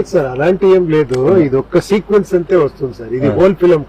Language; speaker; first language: Telugu; non-native, learner; Kannada